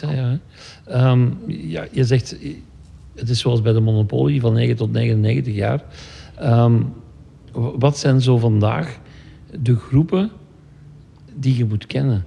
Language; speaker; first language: Dutch; native; Dutch